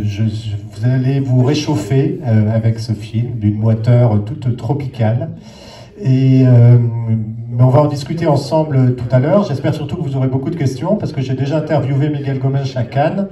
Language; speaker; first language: French; native; French